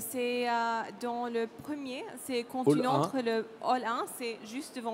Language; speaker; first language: French; non-native, learner; Arabic